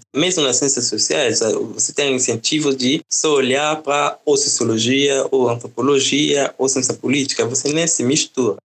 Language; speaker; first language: Portuguese; non-native, fluent; French